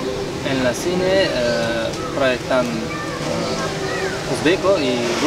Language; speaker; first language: Spanish; non-native, learner; Uzbek